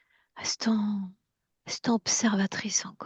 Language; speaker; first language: French; native; French